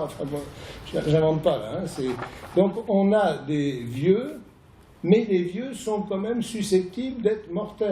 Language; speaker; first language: French; native; French